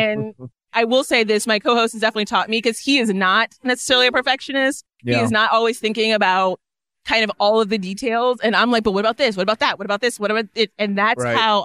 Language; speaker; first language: English; native; English